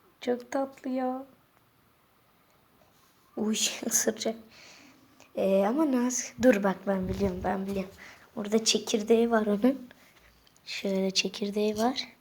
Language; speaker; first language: Turkish; native; Turkish